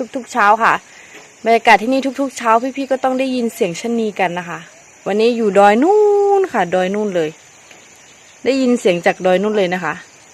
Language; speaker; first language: Thai; non-native, local second language; S'gaw Karen